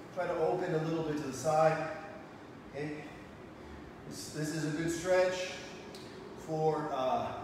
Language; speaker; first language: English; native; English